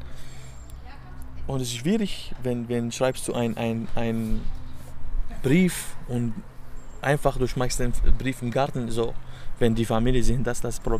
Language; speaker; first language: German; non-native, learner; Arabic